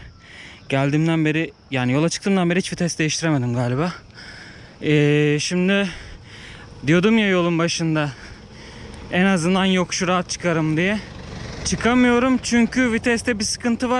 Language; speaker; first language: Turkish; native; Turkish